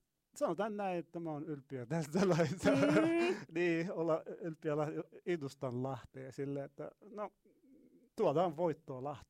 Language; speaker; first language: Finnish; non-native, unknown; Arabic